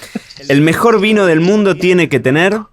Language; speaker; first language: Spanish; native; Spanish